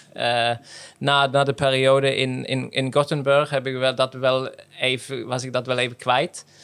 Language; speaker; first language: Dutch; non-native, fluent; Norwegian